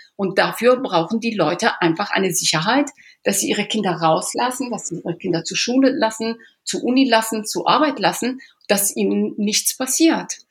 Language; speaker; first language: German; early bilingual, other home language; Persian